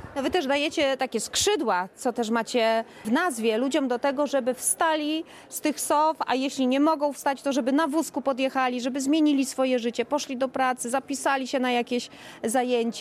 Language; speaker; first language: Polish; native; Polish